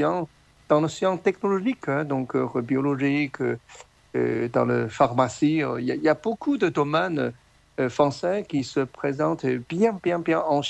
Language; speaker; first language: French; non-native, learner; Chinese